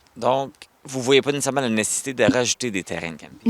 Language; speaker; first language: French; native; French